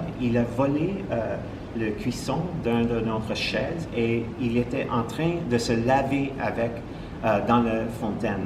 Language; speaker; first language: French; non-native, local second language; English